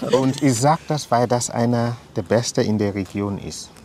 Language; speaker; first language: German; non-native, fluent; English